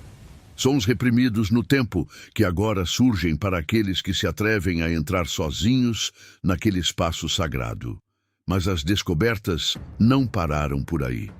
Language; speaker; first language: Portuguese; native; Portuguese